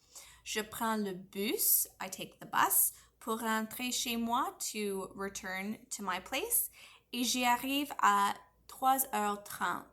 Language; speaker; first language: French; non-native, fluent; English